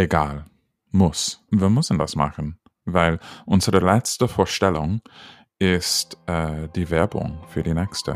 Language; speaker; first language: German; non-native, learner; English